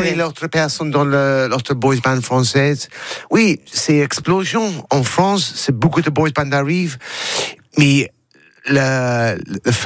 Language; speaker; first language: French; non-native, learner; English